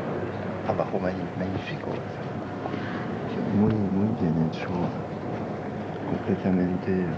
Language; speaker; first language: Spanish; non-native, learner; French